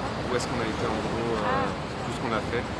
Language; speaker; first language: French; native; French